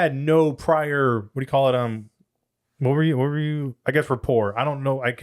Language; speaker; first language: English; native; English